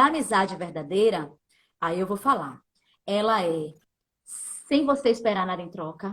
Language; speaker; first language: Portuguese; native; Portuguese